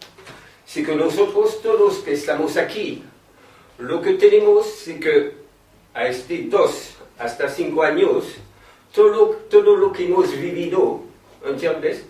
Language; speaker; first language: Spanish; non-native, fluent; French